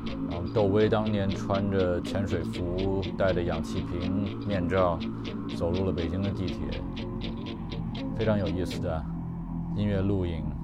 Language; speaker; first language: Chinese; native; Chinese